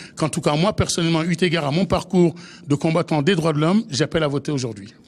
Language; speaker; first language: French; native; French